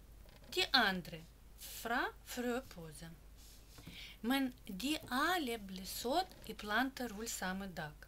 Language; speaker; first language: Norwegian; non-native, learner; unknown